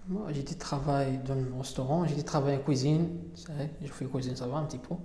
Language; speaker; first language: French; non-native, learner; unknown